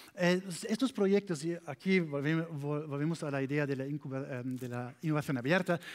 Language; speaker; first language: Spanish; non-native, fluent; German